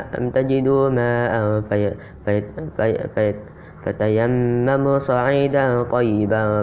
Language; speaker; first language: Arabic; non-native, learner; Indonesian